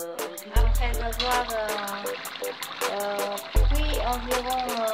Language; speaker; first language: French; non-native, fluent; Vietnamese